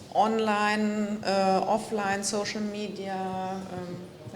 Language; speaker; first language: English; non-native, fluent; German